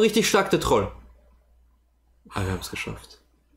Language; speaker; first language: German; native; German